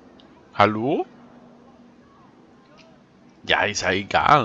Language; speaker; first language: German; native; German